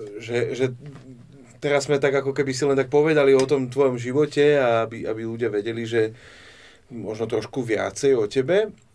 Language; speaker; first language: Slovak; native; Slovak